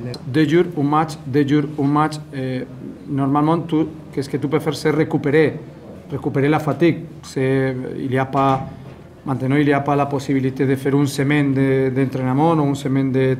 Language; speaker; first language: French; non-native, fluent; Spanish